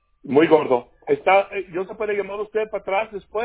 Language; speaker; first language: Spanish; non-native, learner; English